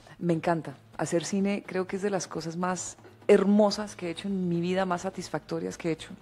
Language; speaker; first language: Spanish; early bilingual, other home language; English